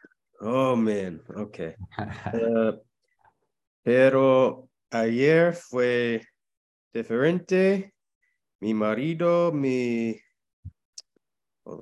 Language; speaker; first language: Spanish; non-native, learner; English